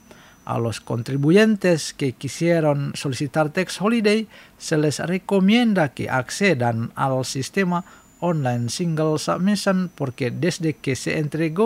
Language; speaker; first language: Spanish; non-native, fluent; Indonesian